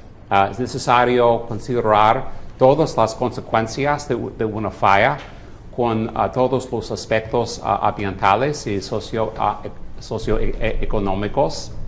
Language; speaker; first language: Spanish; non-native, fluent; English